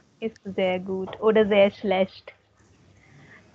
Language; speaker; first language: German; non-native, fluent; Hindi